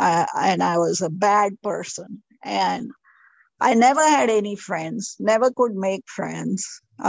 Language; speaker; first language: English; non-native, local second language; Marathi